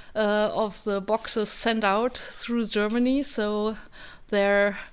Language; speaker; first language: English; non-native, fluent; German